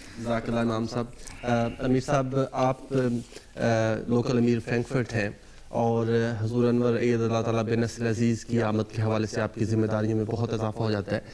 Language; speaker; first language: Urdu; native; Urdu